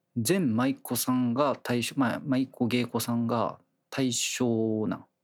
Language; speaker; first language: Japanese; native; Japanese